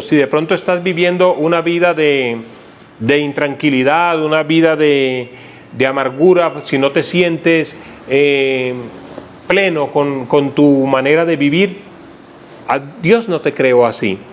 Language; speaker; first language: Spanish; native; Spanish